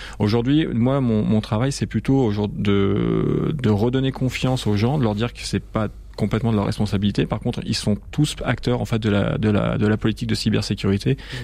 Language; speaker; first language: French; native; French